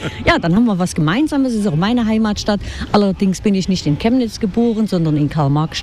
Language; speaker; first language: German; native; German